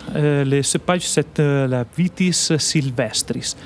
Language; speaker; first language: French; non-native, learner; Italian